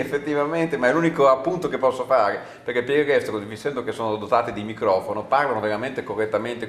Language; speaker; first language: Italian; native; Italian